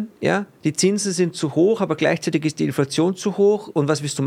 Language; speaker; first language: German; native; German